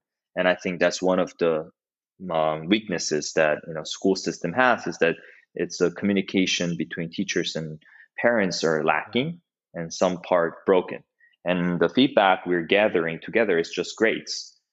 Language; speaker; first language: English; non-native, fluent; Korean